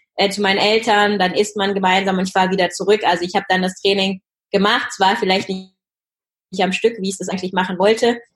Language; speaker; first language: German; native; German